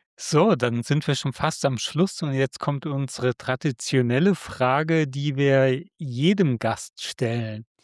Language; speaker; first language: German; native; German